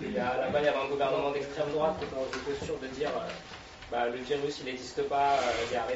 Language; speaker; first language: French; native; French